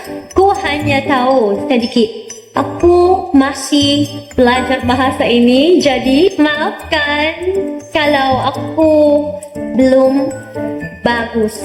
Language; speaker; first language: Indonesian; non-native, learner; Filipino